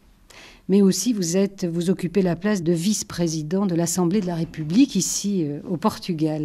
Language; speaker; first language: French; native; French